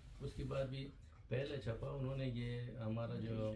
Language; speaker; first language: Hindi; non-native, fluent; Pashto